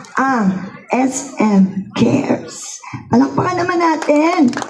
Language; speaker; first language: Filipino; native; Filipino